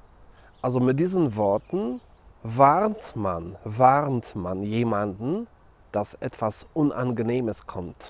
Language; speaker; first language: German; non-native, fluent; Polish